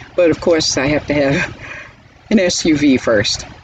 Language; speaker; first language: English; native; English